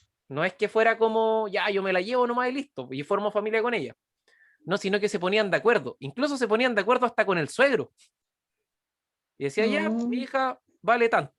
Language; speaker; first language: Spanish; native; Spanish